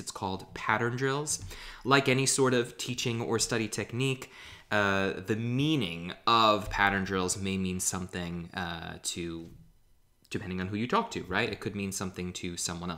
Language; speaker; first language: English; native; English